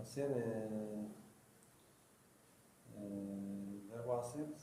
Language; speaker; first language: Spanish; non-native, learner; Arabic